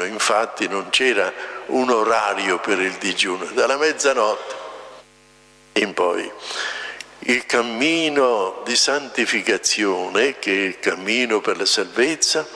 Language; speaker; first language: Italian; native; Italian